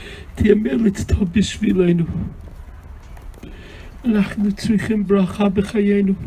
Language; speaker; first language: Hebrew; non-native, fluent; English